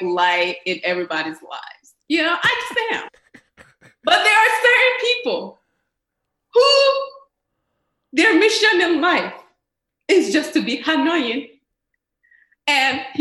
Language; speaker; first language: English; non-native, local second language; Yoruba